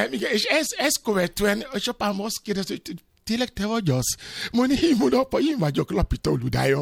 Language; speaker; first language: Hungarian; non-native, fluent; Yoruba